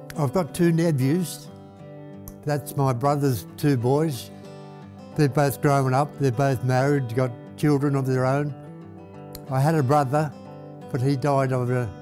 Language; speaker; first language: English; native; English